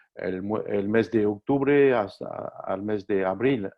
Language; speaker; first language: Spanish; non-native, learner; French